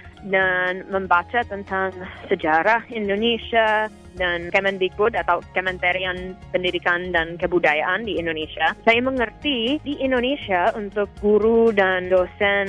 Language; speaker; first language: Indonesian; non-native, fluent; English